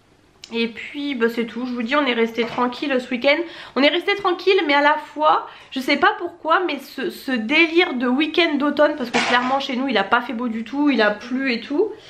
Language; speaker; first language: French; native; French